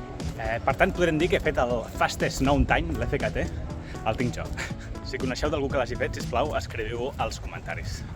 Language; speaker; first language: Catalan; native; Catalan